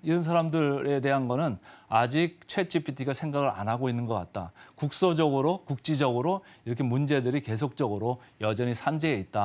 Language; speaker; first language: Korean; native; Korean